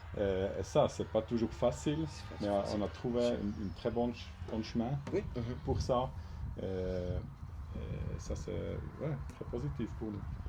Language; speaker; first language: French; non-native, local second language; German